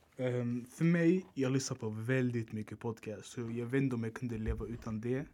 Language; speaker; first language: Swedish; early bilingual, other home language; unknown